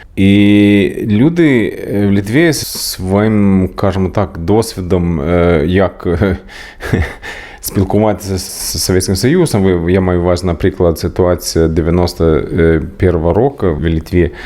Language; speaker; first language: Ukrainian; non-native, learner; Swedish